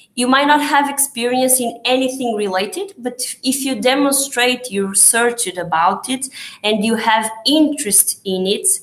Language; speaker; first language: English; non-native, fluent; Portuguese